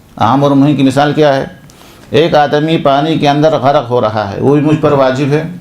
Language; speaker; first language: Urdu; non-native, local second language; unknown